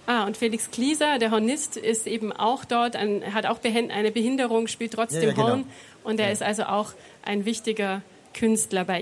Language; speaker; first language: German; native; German